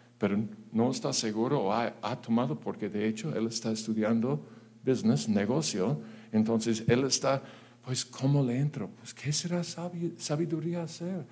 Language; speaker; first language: Spanish; non-native, fluent; English